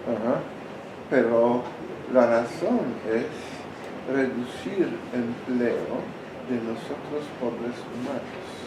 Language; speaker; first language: Spanish; non-native, fluent; Polish